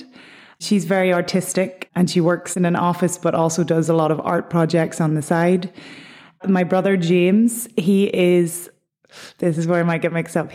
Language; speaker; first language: English; native; English